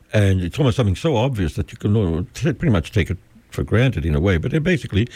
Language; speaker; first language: English; early bilingual, other home language; Spanish